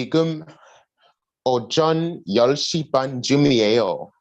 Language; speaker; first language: Korean; non-native, learner; English